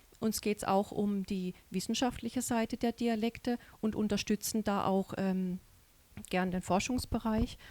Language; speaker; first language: German; native; German